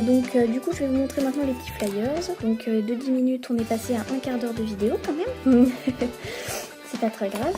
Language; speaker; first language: French; native; French